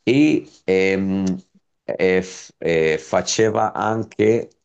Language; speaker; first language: Italian; non-native, fluent; Spanish